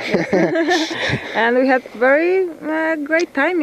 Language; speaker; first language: English; non-native, learner; Polish